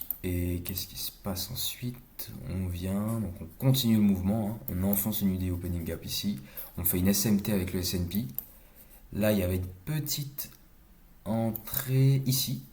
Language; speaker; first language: French; native; French